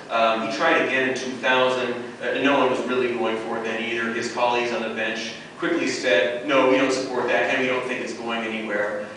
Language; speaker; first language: English; native; English